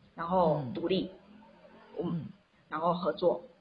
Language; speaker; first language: Chinese; non-native, local second language; Min Nan Chinese